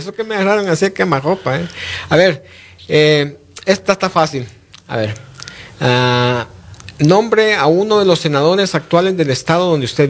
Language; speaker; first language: Spanish; native; Spanish